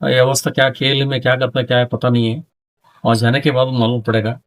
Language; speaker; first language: Hindi; non-native, local second language; Kannada